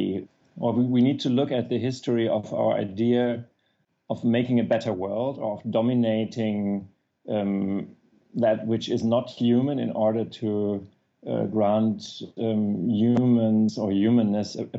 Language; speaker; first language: English; non-native, fluent; German